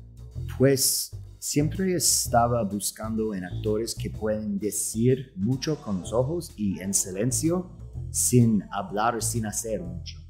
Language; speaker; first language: Spanish; non-native, fluent; English